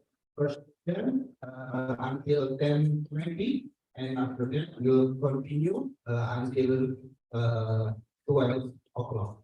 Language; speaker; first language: English; non-native, learner; Indonesian